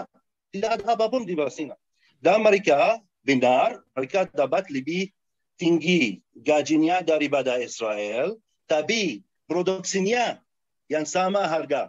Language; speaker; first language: Indonesian; non-native, fluent; Arabic